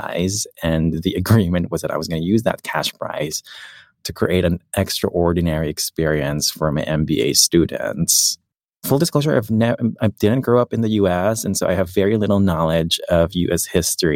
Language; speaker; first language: English; non-native, local second language; Filipino